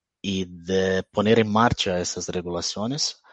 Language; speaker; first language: Spanish; non-native, fluent; Portuguese